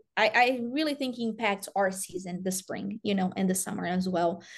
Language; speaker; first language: English; non-native, fluent; Portuguese